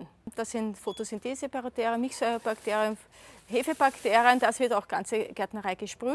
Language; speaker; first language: German; native; German